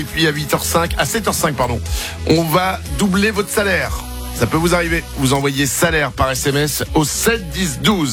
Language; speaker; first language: French; native; French